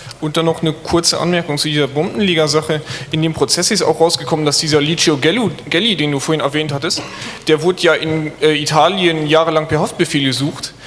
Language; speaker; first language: German; non-native, local second language; Luxembourgish